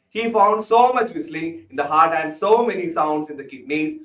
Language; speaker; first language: English; non-native, local second language; Malayalam